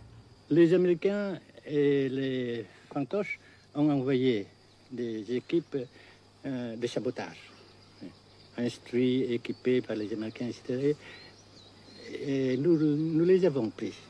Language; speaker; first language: French; non-native, fluent; Vietnamese